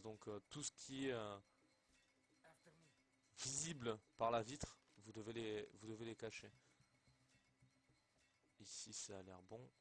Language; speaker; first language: French; native; French